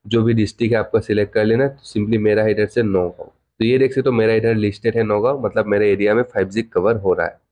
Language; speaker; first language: Hindi; non-native, local second language; Assamese